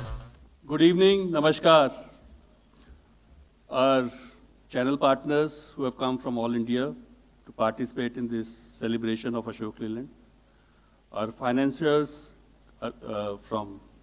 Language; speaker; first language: English; non-native, local second language; Hindi